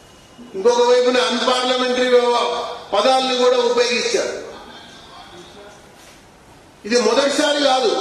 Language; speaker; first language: Telugu; native; Telugu